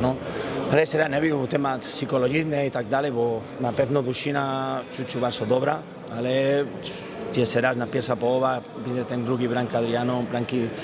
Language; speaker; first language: Polish; non-native, learner; Spanish